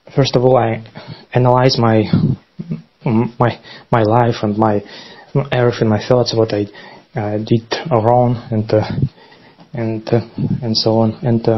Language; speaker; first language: English; non-native, learner; Russian